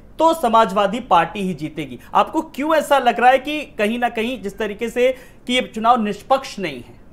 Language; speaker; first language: Hindi; native; Hindi